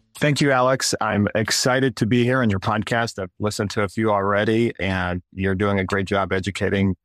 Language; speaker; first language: English; early bilingual, other home language; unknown